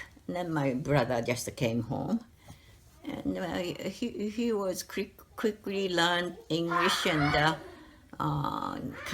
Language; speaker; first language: English; non-native, learner; Japanese